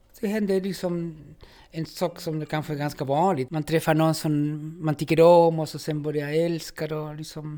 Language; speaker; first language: Swedish; non-native, fluent; Spanish